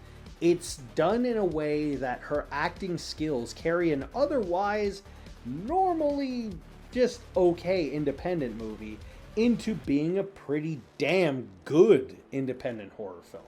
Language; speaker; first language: English; native; English